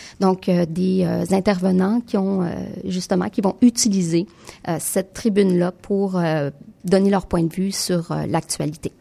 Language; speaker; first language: French; native; French